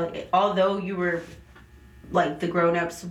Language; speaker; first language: English; early bilingual, other home language; Spanish